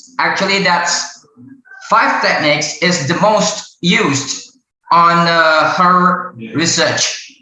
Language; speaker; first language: English; non-native, learner; Indonesian